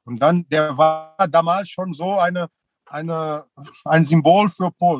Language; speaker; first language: German; non-native, fluent; Portuguese